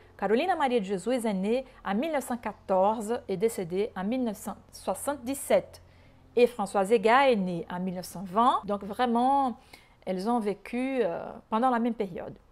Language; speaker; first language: French; non-native, fluent; Portuguese